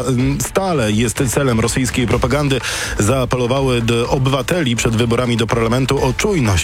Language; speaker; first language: Polish; native; Polish